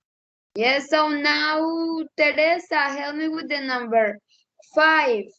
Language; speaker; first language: English; non-native, learner; Spanish